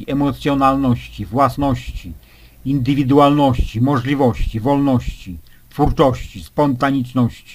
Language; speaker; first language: Polish; native; Polish